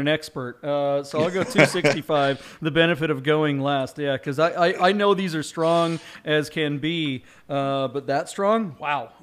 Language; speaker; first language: English; native; English